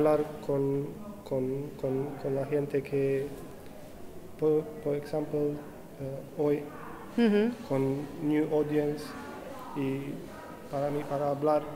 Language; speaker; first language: Spanish; non-native, learner; English